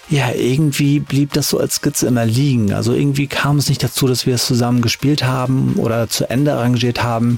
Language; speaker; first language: German; native; German